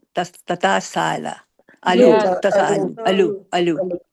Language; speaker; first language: Arabic; non-native, learner; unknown